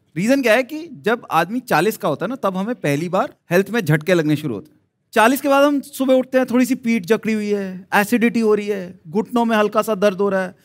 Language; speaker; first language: Hindi; native; Hindi